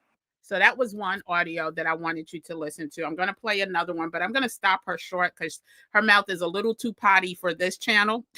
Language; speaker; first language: English; native; English